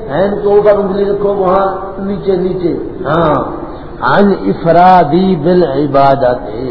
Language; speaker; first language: Urdu; non-native, local second language; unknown